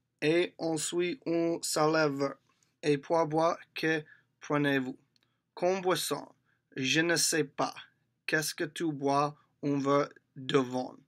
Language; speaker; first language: French; non-native, learner; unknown